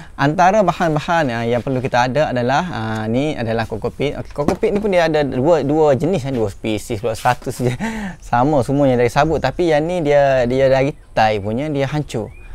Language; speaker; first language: Malay; native; Malay